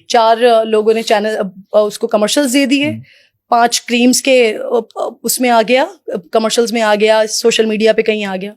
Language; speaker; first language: Urdu; native; Urdu